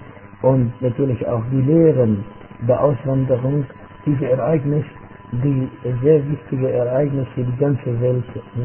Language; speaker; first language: German; non-native, fluent; Arabic